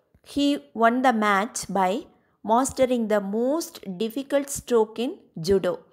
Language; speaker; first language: English; non-native, local second language; Tamil